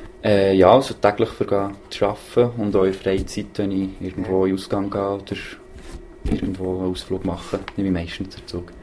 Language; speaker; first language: German; native; German